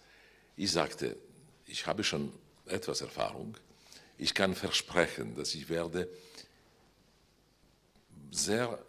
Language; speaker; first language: German; non-native, fluent; Polish